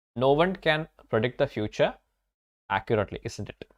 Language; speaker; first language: English; non-native, local second language; Malayalam